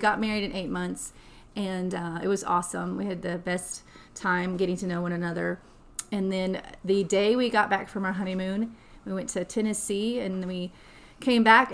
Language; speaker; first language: English; native; English